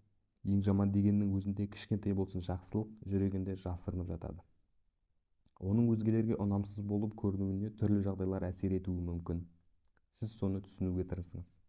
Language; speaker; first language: Kazakh; native; Kazakh